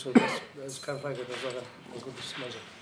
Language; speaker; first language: German; non-native, fluent; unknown